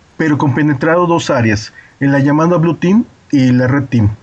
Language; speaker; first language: Spanish; native; Spanish